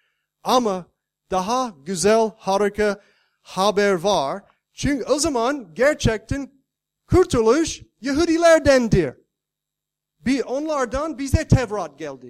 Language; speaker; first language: Turkish; non-native, fluent; English